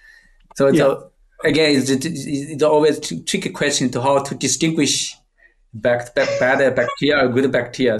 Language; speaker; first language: English; non-native, fluent; Chinese